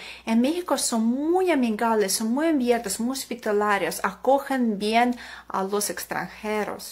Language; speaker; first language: Spanish; non-native, fluent; Ukrainian